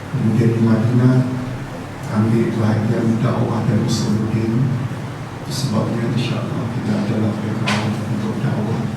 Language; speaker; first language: Malay; native; Malay